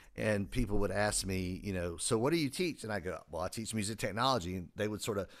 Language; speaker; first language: English; native; English